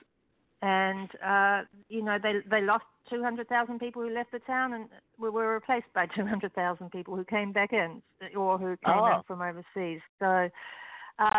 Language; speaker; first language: English; native; English